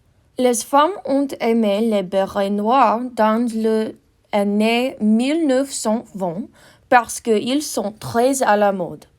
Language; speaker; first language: French; non-native, learner; English